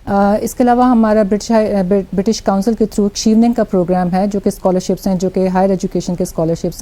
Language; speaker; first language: Urdu; native; Urdu